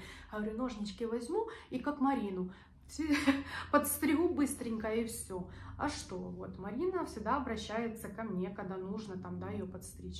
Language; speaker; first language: Russian; native; Russian